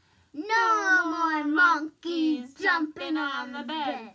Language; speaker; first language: English; native; English